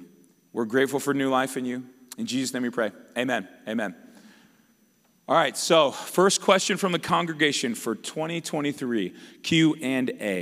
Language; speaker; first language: English; native; English